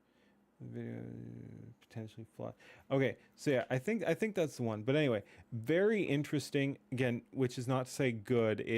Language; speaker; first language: English; native; English